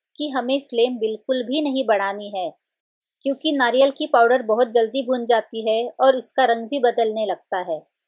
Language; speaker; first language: Hindi; non-native, local second language; Marathi